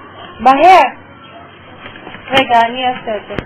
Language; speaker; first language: Hebrew; non-native, fluent; English